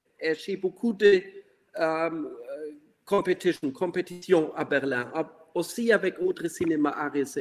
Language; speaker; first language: French; non-native, fluent; German